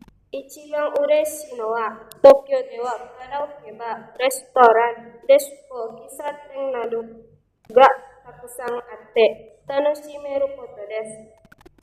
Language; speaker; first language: Japanese; non-native, learner; Indonesian